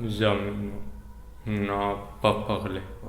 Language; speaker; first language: French; non-native, learner; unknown